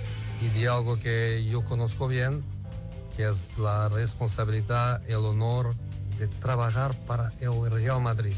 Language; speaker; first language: Spanish; non-native, fluent; Portuguese